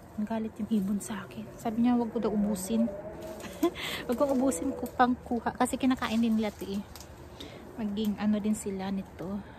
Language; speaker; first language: Filipino; non-native, local second language; Cebuano